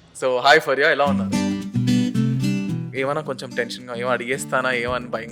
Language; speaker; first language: Telugu; native; Telugu